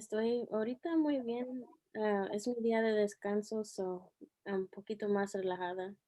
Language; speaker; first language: Spanish; early bilingual, heritage; Spanish